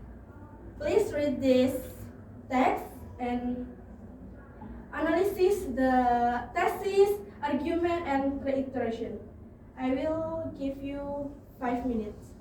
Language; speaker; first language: English; non-native, learner; Indonesian